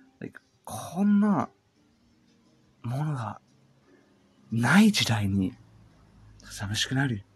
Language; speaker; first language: Japanese; non-native, learner; English